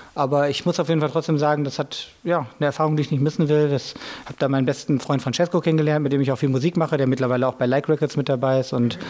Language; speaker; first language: German; native; German